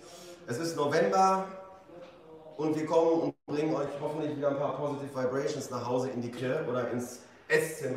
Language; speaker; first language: German; native; German